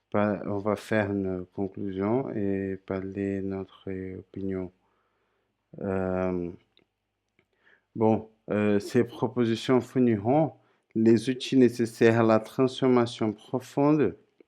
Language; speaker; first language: French; non-native, learner; Portuguese